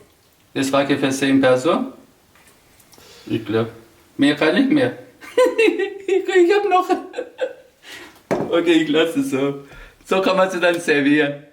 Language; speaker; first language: German; non-native, local second language; Turkish